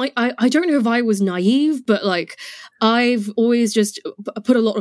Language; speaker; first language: English; non-native, local second language; Cantonese